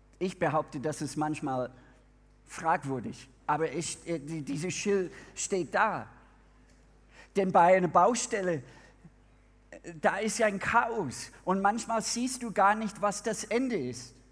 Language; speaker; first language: German; non-native, fluent; English